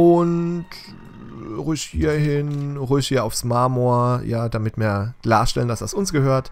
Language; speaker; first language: German; native; German